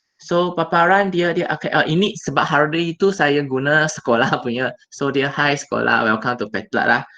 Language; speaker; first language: Malay; non-native, local second language; Chinese